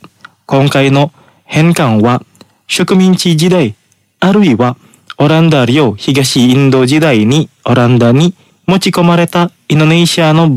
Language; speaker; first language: Japanese; non-native, fluent; Indonesian